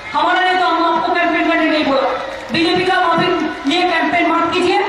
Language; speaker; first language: Hindi; non-native, local second language; Bangla